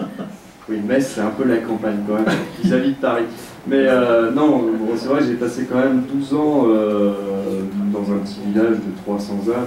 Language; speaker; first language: French; native; French